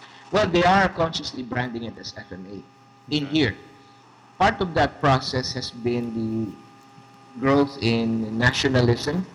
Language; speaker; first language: English; non-native, local second language; Filipino